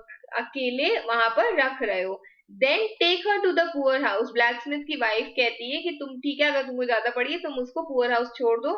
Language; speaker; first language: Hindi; native; Hindi